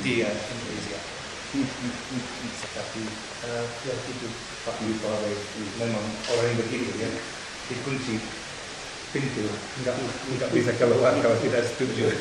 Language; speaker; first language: Indonesian; non-native, fluent; English